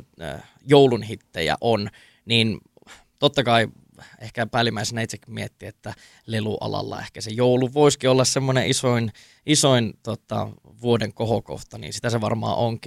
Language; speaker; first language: Finnish; native; Finnish